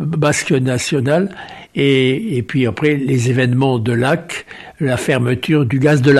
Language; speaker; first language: French; native; French